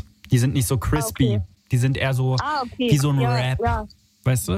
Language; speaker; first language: German; native; German